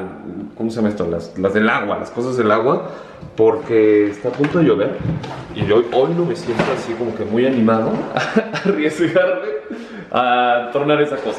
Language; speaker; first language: Spanish; native; Spanish